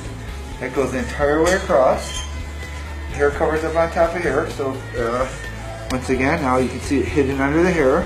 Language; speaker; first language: English; native; English